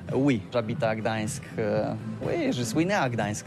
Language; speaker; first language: French; non-native, fluent; Polish